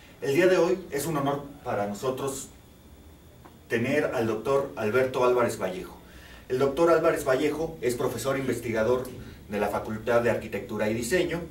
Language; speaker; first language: Spanish; native; Spanish